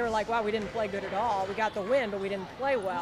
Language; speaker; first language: English; native; English